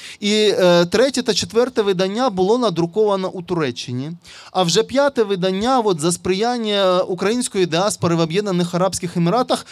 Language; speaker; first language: Ukrainian; non-native, local second language; Russian